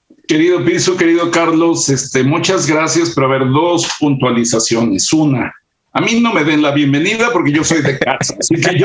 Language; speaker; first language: Spanish; native; Spanish